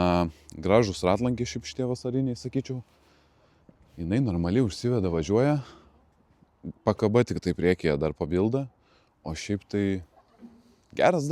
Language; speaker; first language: Lithuanian; native; Lithuanian